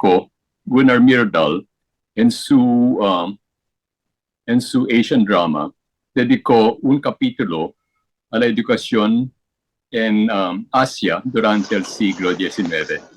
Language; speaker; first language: Spanish; non-native, fluent; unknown